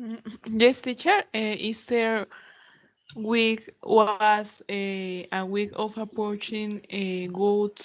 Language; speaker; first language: English; non-native, learner; Spanish